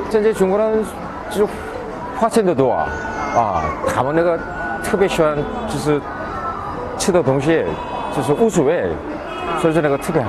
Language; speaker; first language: Chinese; non-native, learner; Korean